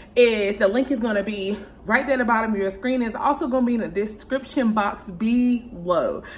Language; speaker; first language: English; native; English